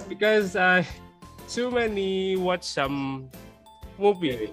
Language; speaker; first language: English; non-native, learner; Indonesian